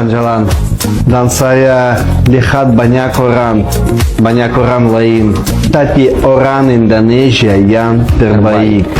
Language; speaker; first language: Indonesian; non-native, learner; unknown